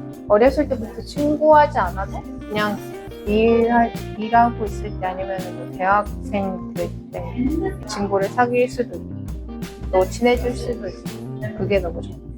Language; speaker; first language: Korean; non-native, fluent; Mongolian